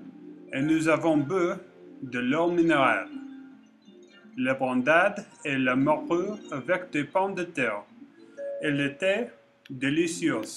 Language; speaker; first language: French; non-native, learner; English